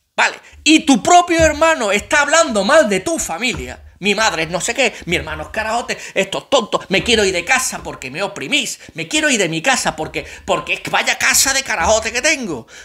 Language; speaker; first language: Spanish; native; Spanish